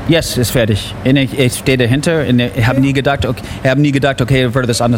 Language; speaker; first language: German; non-native, learner; English